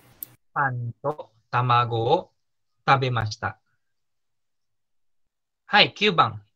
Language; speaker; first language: Japanese; non-native, fluent; Filipino